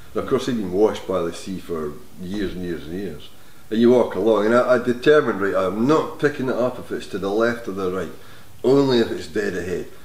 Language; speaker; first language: English; native; English